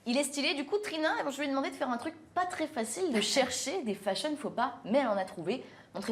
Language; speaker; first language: French; native; French